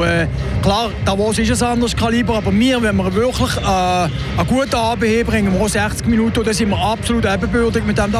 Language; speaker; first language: German; native; German